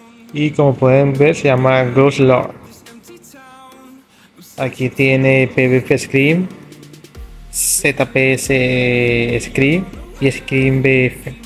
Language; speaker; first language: Spanish; non-native, fluent; Portuguese